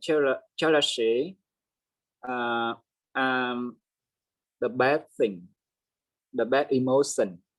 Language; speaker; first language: English; non-native, learner; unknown